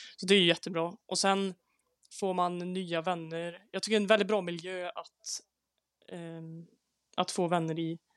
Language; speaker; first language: Swedish; native; Swedish